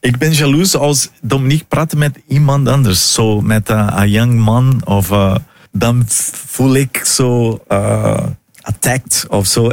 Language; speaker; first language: Dutch; non-native, fluent; Portuguese